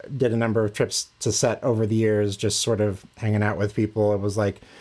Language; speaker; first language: English; native; English